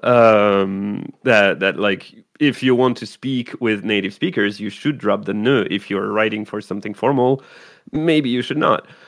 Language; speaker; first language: English; non-native, fluent; French